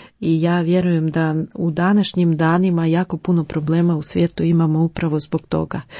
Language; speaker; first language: Croatian; non-native, fluent; Ukrainian